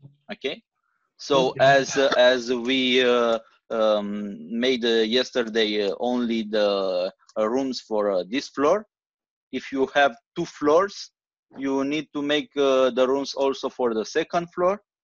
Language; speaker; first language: English; non-native, fluent; Romanian